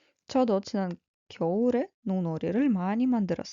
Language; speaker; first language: Korean; non-native, fluent; Russian